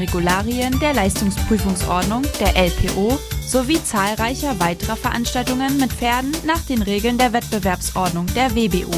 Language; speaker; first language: German; native; German